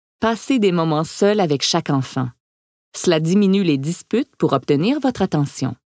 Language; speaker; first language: French; native; French